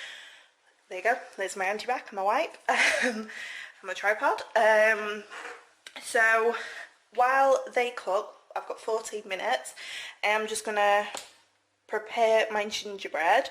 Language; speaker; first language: English; native; English